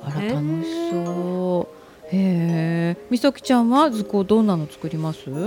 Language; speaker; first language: Japanese; native; Japanese